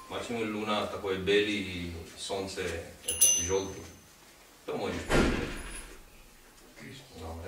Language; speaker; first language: Russian; non-native, learner; Hindi